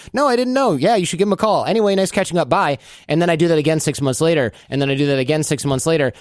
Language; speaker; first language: English; native; English